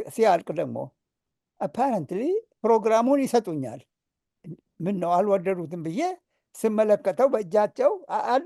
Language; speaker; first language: Amharic; non-native, local second language; Oromo